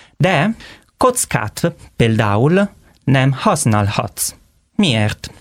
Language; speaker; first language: Hungarian; non-native, learner; Italian